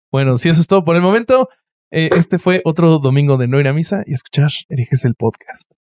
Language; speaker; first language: Spanish; native; Spanish